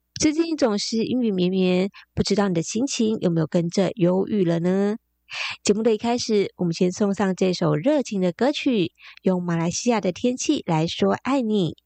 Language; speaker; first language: Chinese; native; Chinese